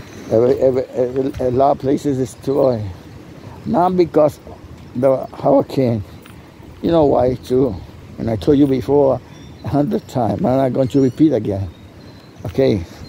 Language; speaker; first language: English; non-native, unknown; Spanish